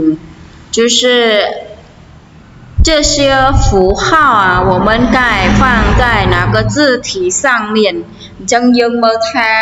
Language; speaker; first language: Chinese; non-native, fluent; Khmer